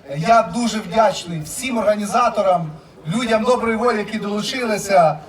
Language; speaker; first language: Ukrainian; native; Ukrainian